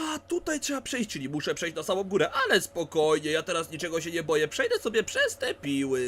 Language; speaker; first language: Polish; native; Polish